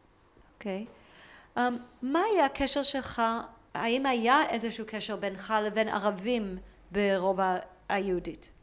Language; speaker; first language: Hebrew; native; Hebrew